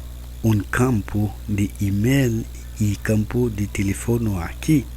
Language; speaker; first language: Spanish; non-native, learner; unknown